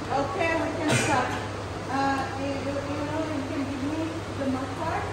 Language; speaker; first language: English; non-native, local second language; Bangla